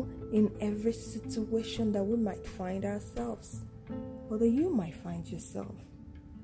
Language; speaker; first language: English; non-native, local second language; Yoruba